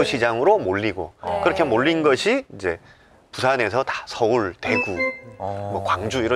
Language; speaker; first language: Korean; native; Korean